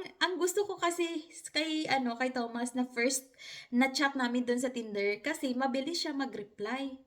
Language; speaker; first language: Filipino; non-native, local second language; Hiligaynon